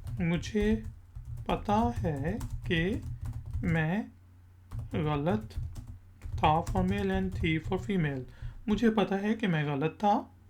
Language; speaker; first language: Urdu; native; Urdu